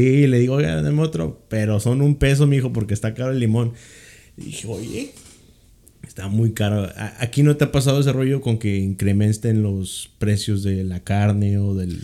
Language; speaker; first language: Spanish; early bilingual, heritage; Spanish